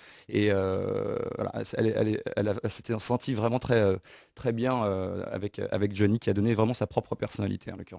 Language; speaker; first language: French; native; French